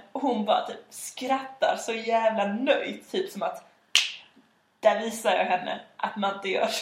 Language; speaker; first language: Swedish; native; Swedish